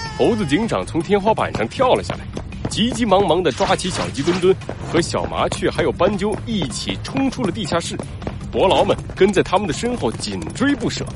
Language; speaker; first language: Chinese; native; Chinese